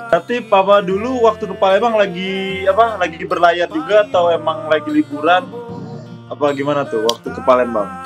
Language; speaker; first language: Indonesian; native; Indonesian